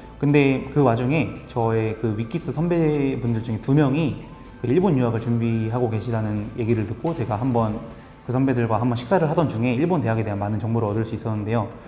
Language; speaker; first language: Korean; native; Korean